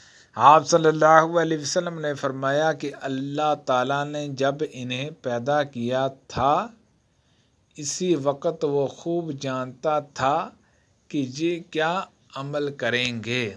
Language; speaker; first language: Urdu; native; Urdu